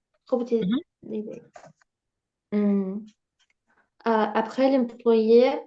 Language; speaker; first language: French; non-native, learner; Ukrainian